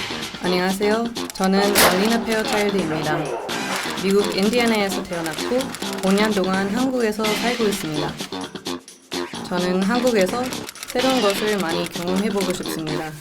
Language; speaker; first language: Korean; non-native, fluent; English